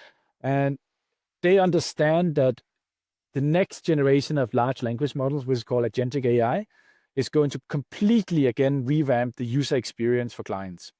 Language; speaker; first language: English; non-native, fluent; Danish